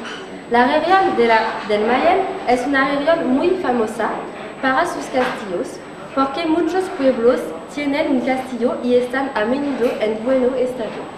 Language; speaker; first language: Spanish; non-native, learner; French